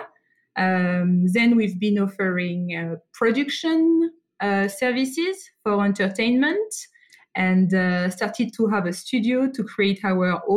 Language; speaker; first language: English; non-native, fluent; French